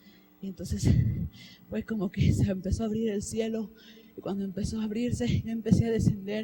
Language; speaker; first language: Spanish; native; Spanish